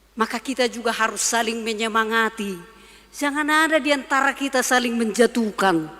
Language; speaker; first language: Indonesian; non-native, local second language; Batak Toba